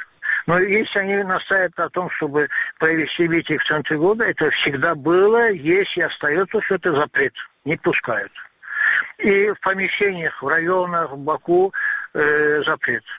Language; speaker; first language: Russian; non-native, local second language; Azerbaijani